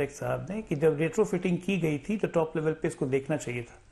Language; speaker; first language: Hindi; native; Hindi